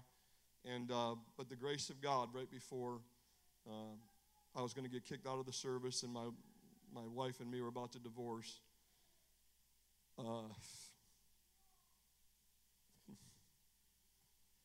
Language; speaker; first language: English; native; English